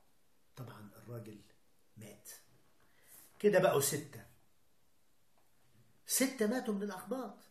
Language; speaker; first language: Arabic; native; Arabic